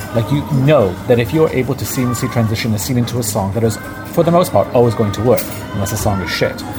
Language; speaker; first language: English; early bilingual, other home language; Arabic